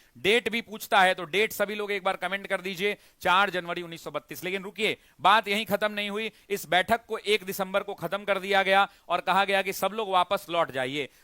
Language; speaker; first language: Hindi; native; Hindi